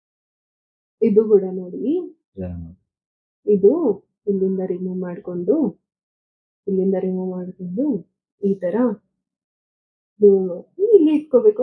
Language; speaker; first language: Kannada; non-native, learner; Marathi